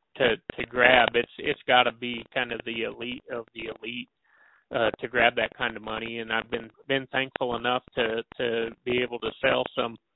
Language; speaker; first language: English; native; English